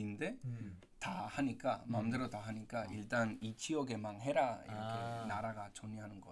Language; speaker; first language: Korean; non-native, fluent; Spanish